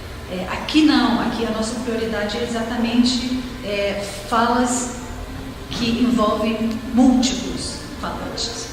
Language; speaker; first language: Portuguese; non-native, fluent; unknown